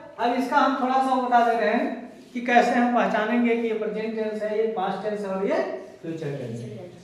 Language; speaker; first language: Hindi; native; Hindi